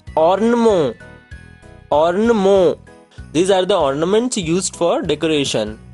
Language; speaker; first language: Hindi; native; Hindi